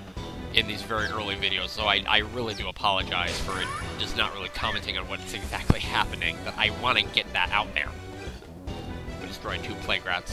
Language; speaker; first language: English; native; English